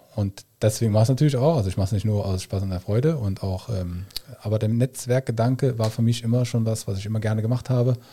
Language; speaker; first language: German; native; German